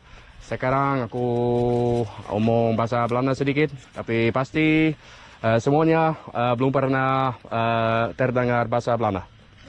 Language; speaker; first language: Indonesian; non-native, learner; Dutch